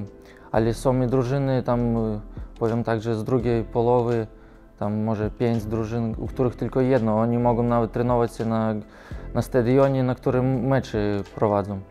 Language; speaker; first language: Polish; non-native, learner; Russian